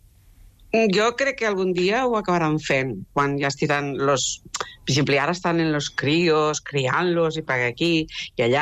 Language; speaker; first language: Catalan; native; Catalan